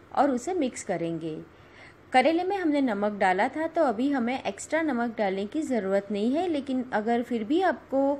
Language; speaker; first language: Hindi; non-native, local second language; Gujarati